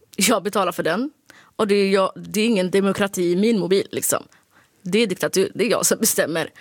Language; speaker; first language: Swedish; early bilingual, other home language; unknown